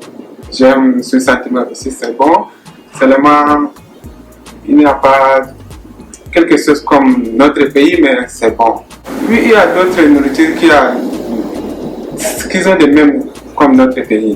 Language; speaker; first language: French; non-native, learner; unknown